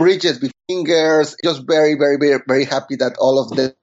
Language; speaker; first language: English; non-native, fluent; Spanish